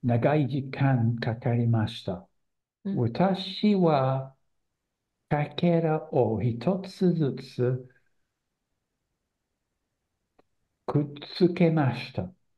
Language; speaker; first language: Japanese; non-native, learner; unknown